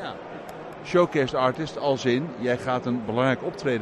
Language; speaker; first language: Dutch; native; Dutch